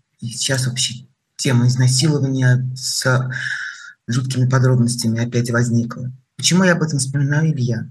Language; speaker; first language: Russian; native; Russian